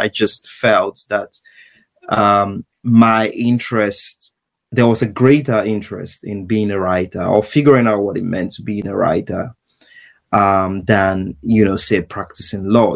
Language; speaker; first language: English; non-native, local second language; Igbo